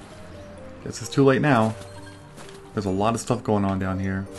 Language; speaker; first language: English; native; English